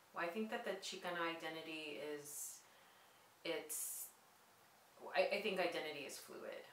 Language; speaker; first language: English; native; English